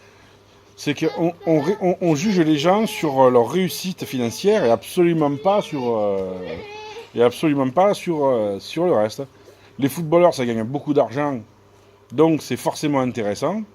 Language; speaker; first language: French; native; French